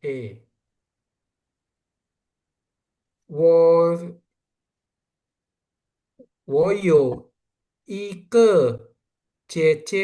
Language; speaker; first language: Chinese; non-native, learner; Indonesian